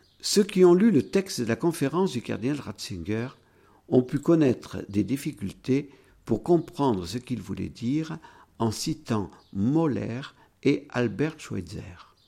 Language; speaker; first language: French; native; French